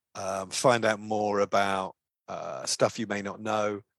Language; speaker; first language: English; native; English